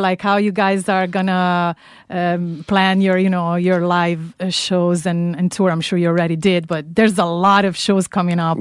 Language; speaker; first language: English; non-native, fluent; Italian